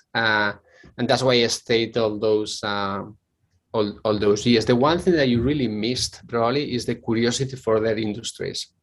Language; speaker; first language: English; non-native, fluent; Spanish